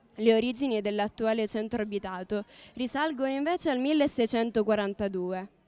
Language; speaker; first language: Italian; native; Italian